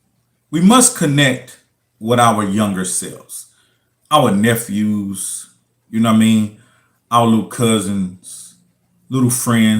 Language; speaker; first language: English; native; English